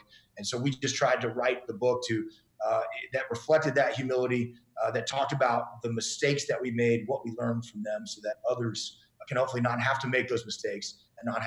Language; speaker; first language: English; native; English